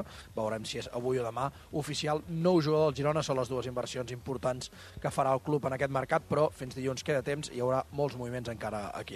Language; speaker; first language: Catalan; native; Catalan